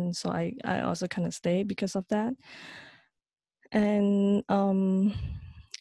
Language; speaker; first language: English; non-native, local second language; Chinese